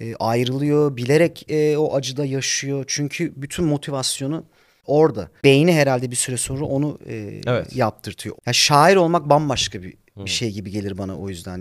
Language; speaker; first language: Turkish; native; Turkish